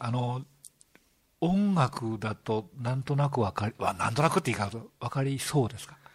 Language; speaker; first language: Japanese; native; Japanese